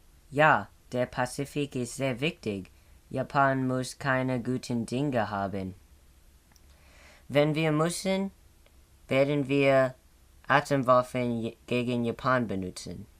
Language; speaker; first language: German; non-native, learner; English